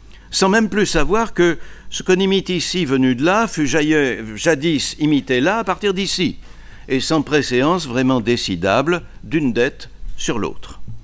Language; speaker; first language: French; native; French